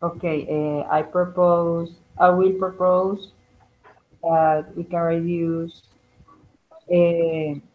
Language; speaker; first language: English; non-native, learner; Spanish